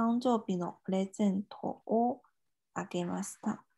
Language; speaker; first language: Japanese; non-native, fluent; Chinese